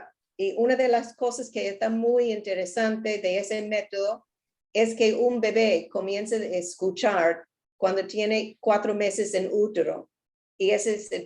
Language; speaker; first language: Spanish; non-native, learner; English